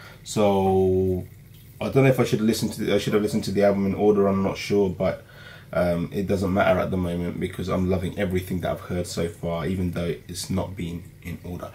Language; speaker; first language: English; early bilingual, other home language; Urdu